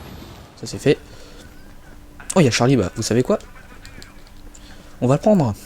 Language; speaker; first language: French; native; French